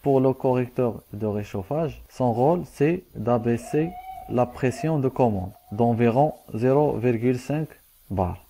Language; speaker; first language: French; non-native, local second language; Arabic